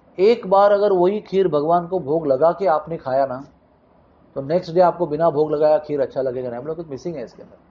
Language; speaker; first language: Hindi; non-native, local second language; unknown